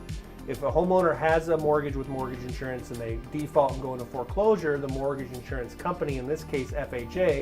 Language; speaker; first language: English; native; English